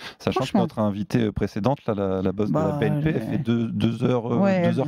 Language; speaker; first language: French; native; French